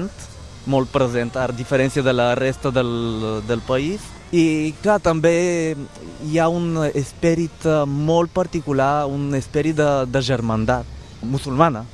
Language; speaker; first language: Catalan; non-native, fluent; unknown